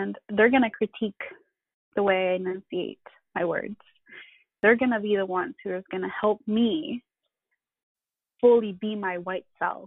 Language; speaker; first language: English; non-native, local second language; Filipino